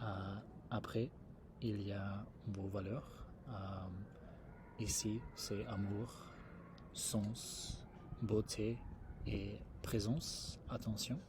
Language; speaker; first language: French; non-native, fluent; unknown